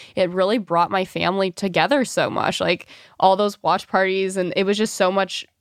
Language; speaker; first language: English; native; English